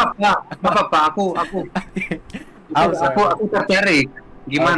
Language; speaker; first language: Indonesian; non-native, fluent; Hebrew